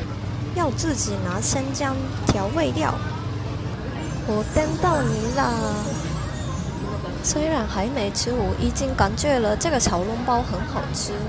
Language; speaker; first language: Chinese; non-native, learner; Japanese